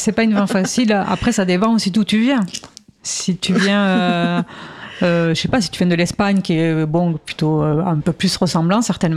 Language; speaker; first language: French; native; French